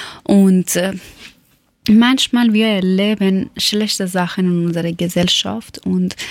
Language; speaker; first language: German; non-native, learner; Persian